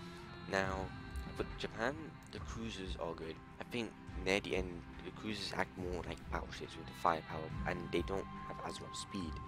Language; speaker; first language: English; native; English